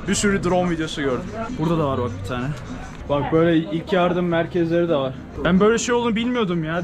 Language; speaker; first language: Turkish; native; Turkish